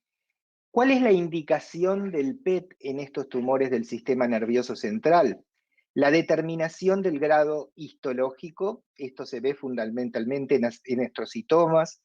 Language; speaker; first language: Spanish; native; Spanish